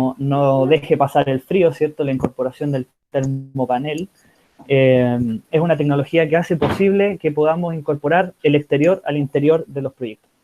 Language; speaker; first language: Spanish; native; Spanish